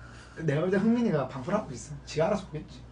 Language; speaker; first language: Korean; native; Korean